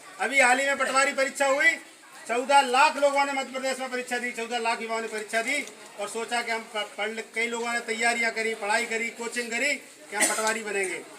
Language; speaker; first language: Hindi; native; Hindi